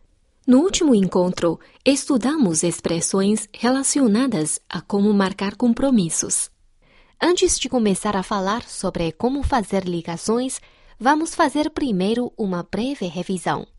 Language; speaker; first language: Portuguese; non-native, fluent; Chinese